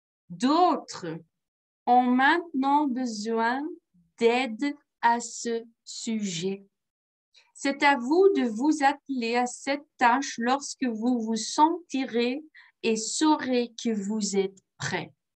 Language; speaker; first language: French; non-native, fluent; Dutch